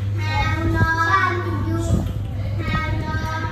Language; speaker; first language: English; non-native, learner; Khmer